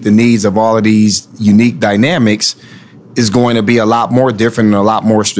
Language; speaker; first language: English; native; English